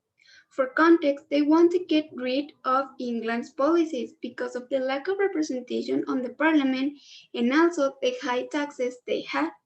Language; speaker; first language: English; non-native, learner; Spanish